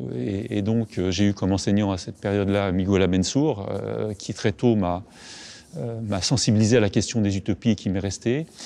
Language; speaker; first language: French; native; French